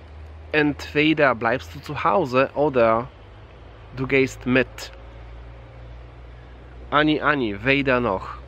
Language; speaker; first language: German; non-native, fluent; Polish